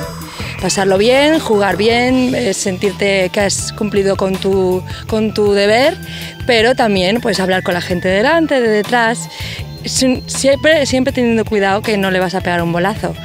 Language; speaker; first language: Spanish; native; Spanish